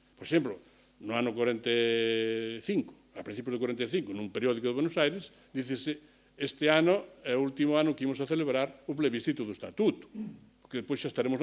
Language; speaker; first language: Galician; native; Galician